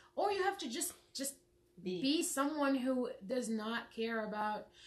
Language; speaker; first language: English; non-native, fluent; Arabic